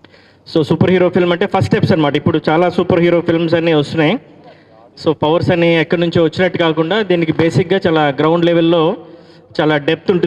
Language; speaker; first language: Telugu; native; Telugu